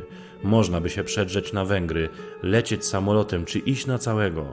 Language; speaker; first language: Polish; native; Polish